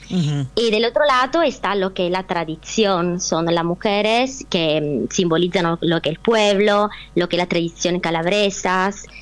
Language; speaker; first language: Spanish; non-native, fluent; Italian